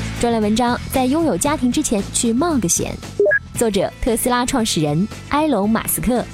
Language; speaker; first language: Chinese; native; Chinese